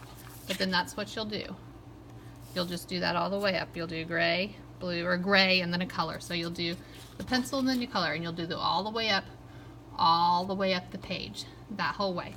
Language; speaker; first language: English; native; English